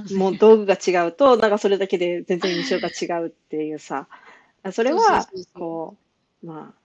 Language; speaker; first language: Japanese; native; Japanese